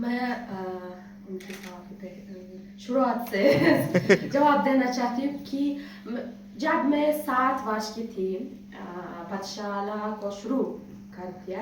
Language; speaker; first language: Hindi; non-native, fluent; Uzbek